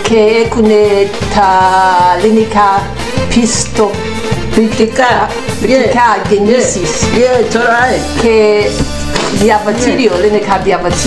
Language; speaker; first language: Greek; non-native, learner; English